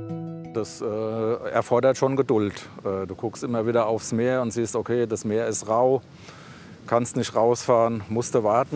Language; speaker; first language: German; native; German